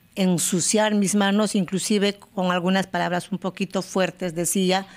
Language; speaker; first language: Spanish; native; Spanish